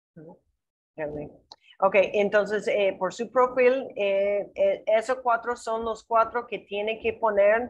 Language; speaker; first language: Spanish; non-native, learner; English